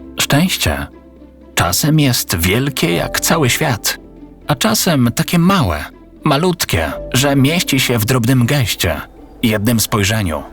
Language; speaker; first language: Polish; native; Polish